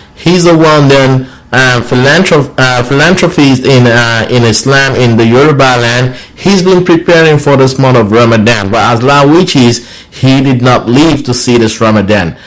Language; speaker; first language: English; non-native, local second language; Yoruba